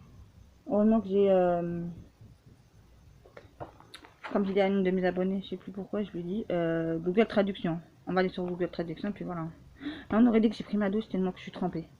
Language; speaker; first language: French; native; French